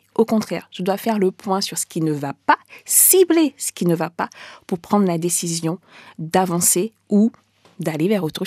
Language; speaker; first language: French; native; French